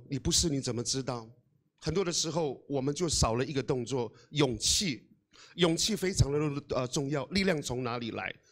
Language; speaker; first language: Chinese; non-native, local second language; Amis